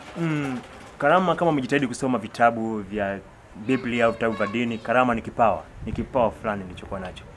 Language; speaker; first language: Swahili; native; Swahili